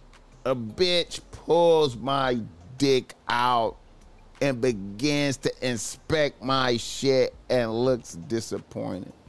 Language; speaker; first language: English; native; English